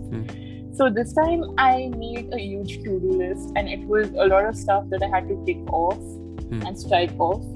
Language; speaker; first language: English; non-native, local second language; Hindi